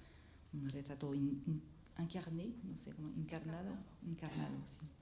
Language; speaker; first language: Spanish; non-native, learner; French